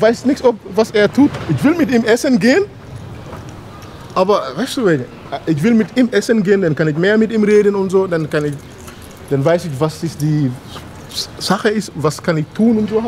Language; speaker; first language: German; non-native, learner; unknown